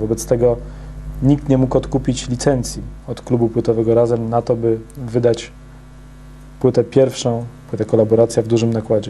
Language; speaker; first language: Polish; native; Polish